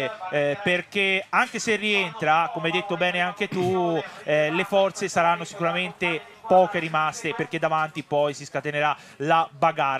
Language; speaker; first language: Italian; native; Italian